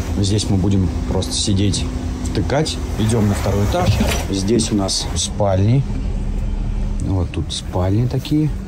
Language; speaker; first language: Russian; native; Russian